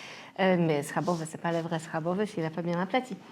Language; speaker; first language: French; non-native, fluent; Polish